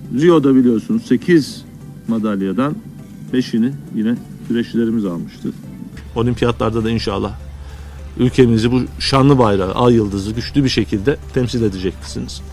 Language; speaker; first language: Turkish; native; Turkish